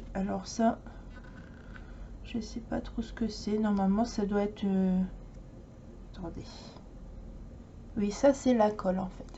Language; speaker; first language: French; native; French